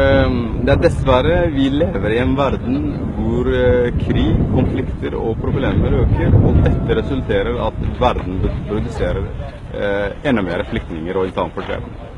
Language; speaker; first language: Norwegian; early bilingual, other home language; Somali